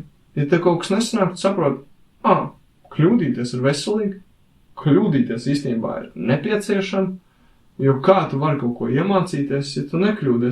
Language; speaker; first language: Latvian; native; Latvian